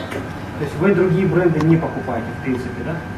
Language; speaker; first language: Russian; non-native, learner; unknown